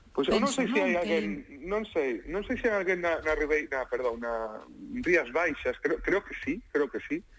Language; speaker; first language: Galician; non-native, local second language; Spanish